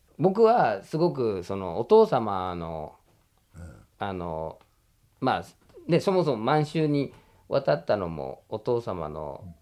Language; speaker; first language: Japanese; non-native, fluent; English